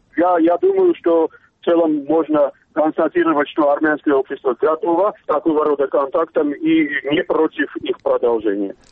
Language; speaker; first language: Russian; non-native, local second language; Armenian